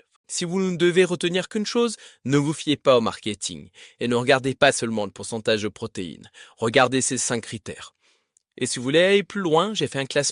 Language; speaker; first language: French; native; French